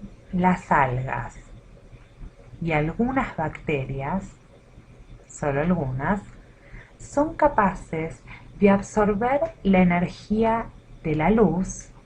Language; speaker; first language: Spanish; native; Spanish